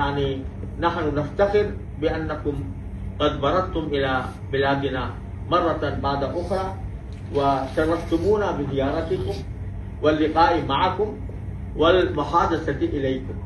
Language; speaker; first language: Arabic; non-native, fluent; Urdu